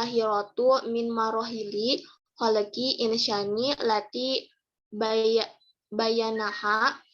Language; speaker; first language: Arabic; non-native, learner; Indonesian